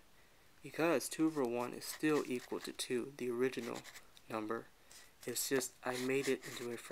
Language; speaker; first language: English; native; English